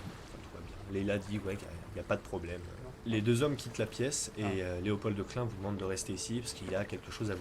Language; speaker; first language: French; native; French